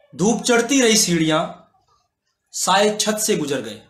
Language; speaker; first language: Hindi; native; Hindi